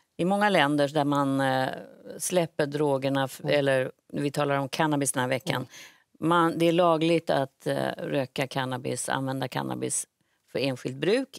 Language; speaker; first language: Swedish; native; Swedish